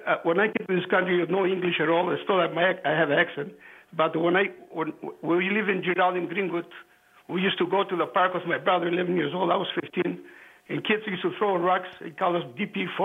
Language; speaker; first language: English; non-native, fluent; Greek